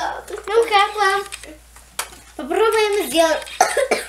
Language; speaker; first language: Russian; early bilingual, heritage; Russian